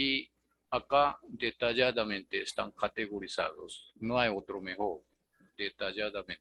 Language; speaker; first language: Spanish; non-native, fluent; Japanese